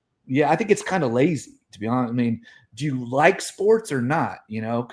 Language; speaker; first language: English; native; English